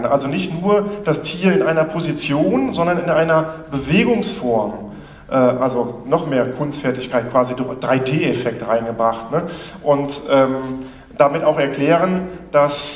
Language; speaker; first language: German; native; German